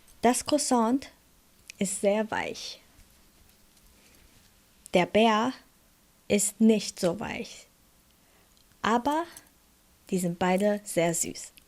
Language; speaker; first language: German; non-native, fluent; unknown